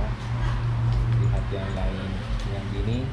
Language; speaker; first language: Indonesian; non-native, learner; Romanian